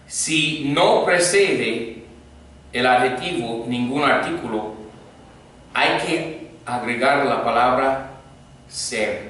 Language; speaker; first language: Spanish; non-native, fluent; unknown